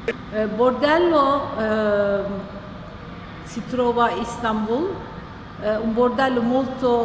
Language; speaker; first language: Italian; non-native, learner; Turkish